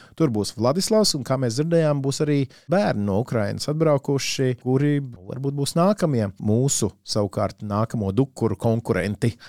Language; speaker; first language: Latvian; native; Latvian